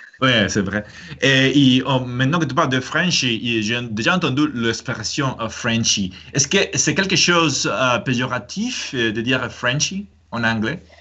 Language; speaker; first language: French; non-native, fluent; Spanish